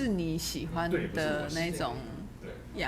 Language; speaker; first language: Chinese; native; Chinese